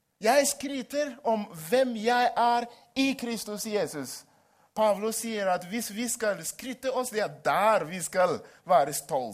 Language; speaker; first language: Swedish; non-native, fluent; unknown